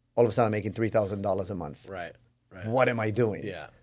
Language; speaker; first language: English; non-native, fluent; Hebrew